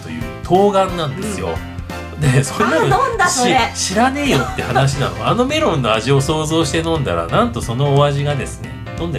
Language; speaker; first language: Japanese; native; Japanese